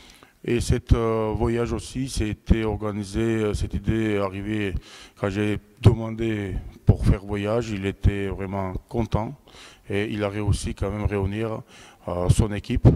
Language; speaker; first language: French; non-native, fluent; Georgian